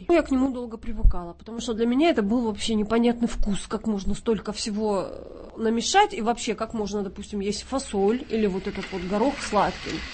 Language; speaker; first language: Russian; native; Russian